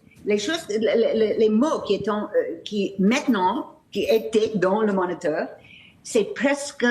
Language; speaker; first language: French; non-native, fluent; English